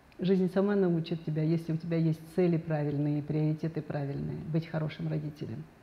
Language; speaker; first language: Russian; non-native, local second language; Kazakh